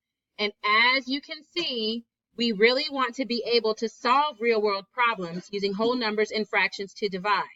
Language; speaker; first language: English; native; English